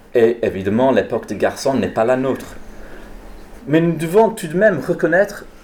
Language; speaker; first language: French; non-native, fluent; English